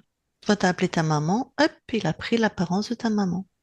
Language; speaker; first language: French; native; French